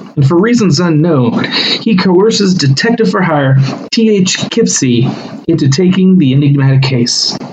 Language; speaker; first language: English; native; English